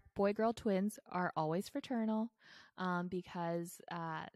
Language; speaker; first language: English; native; English